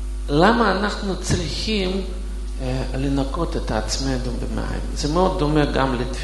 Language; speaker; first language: Hebrew; non-native, fluent; Russian